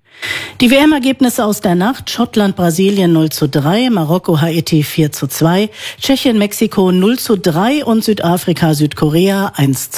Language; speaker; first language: German; native; German